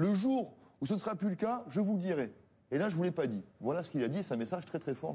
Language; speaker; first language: French; native; French